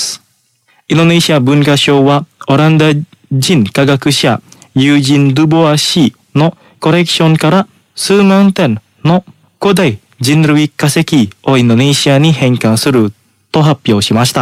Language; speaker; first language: Japanese; non-native, fluent; Indonesian